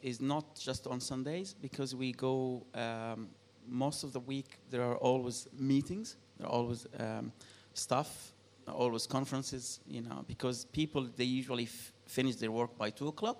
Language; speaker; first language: English; non-native, fluent; Arabic